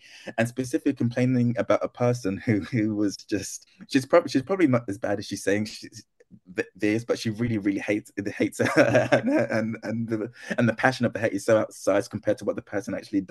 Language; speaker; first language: English; non-native, local second language; Akan